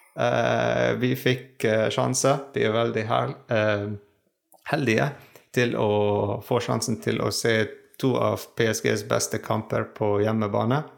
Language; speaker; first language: Norwegian; non-native, fluent; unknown